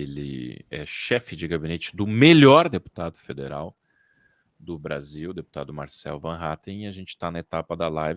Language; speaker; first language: Portuguese; native; Portuguese